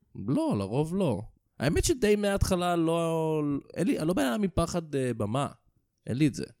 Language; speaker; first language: Hebrew; native; Hebrew